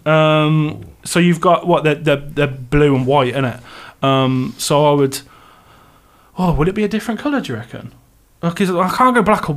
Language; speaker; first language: English; native; English